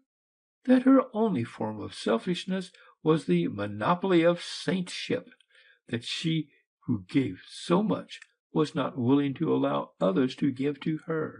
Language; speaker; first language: English; native; English